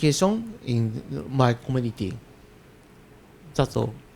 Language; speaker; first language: English; non-native, learner; Japanese